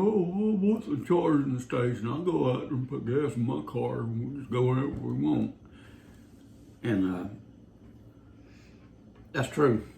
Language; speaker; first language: English; native; English